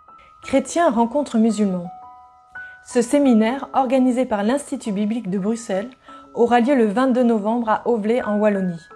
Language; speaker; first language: French; native; French